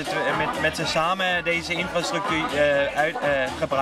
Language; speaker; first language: Dutch; non-native, fluent; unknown